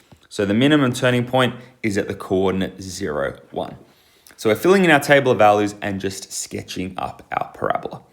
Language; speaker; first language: English; native; English